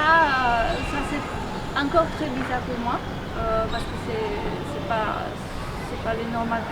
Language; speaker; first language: French; non-native, fluent; Spanish